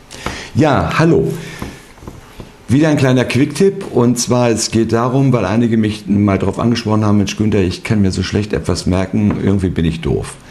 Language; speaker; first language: German; native; German